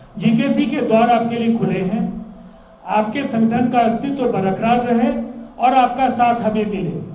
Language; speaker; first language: Hindi; native; Hindi